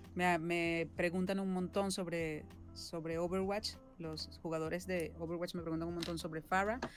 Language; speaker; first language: Spanish; native; Spanish